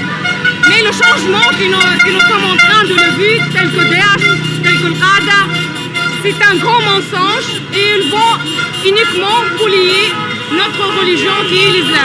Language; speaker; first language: French; non-native, local second language; Arabic